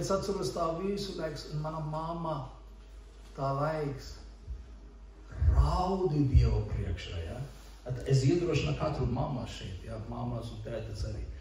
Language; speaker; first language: Latvian; non-native, learner; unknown